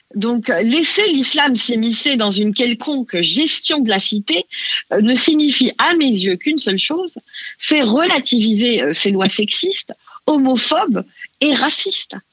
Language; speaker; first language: French; non-native, local second language; Arabic